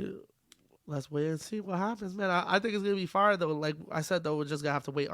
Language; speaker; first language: English; native; English